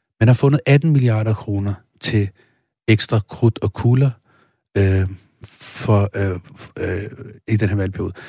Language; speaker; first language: Danish; early bilingual, other home language; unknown